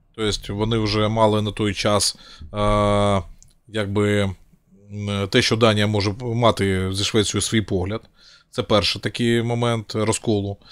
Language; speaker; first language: Ukrainian; non-native, local second language; Russian